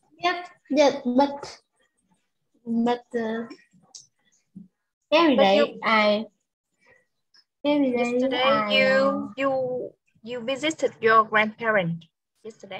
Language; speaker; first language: English; non-native, fluent; Vietnamese